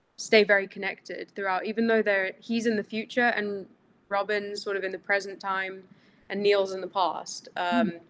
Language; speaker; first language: English; early bilingual, other home language; Greek